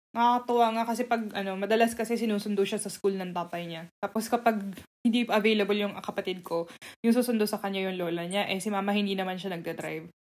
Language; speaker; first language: Filipino; native; Filipino